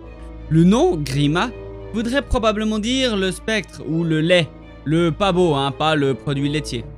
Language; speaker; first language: French; native; French